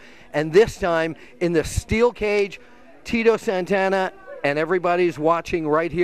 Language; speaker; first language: English; native; English